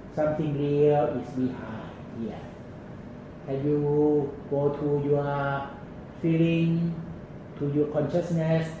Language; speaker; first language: English; non-native, learner; Thai